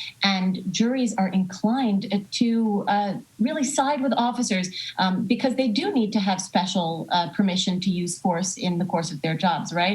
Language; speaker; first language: English; native; English